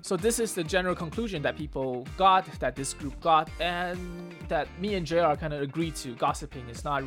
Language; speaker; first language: English; early bilingual, other home language; Chinese